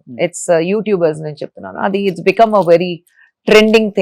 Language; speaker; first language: Telugu; non-native, fluent; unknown